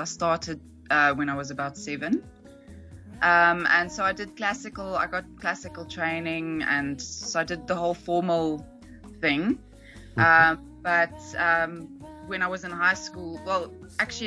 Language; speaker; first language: English; native; English